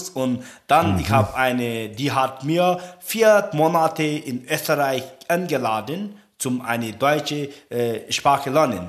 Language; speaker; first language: German; non-native, learner; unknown